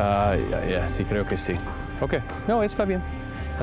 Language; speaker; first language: Spanish; non-native, learner; English